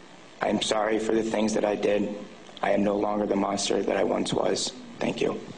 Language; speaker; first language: English; native; English